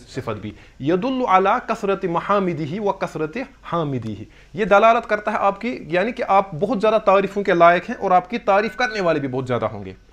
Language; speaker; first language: Urdu; non-native, local second language; Kashmiri